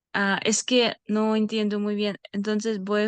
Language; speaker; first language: Spanish; non-native, fluent; Russian